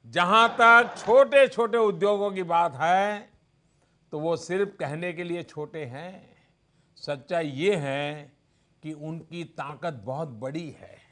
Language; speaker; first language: Hindi; non-native, local second language; Gujarati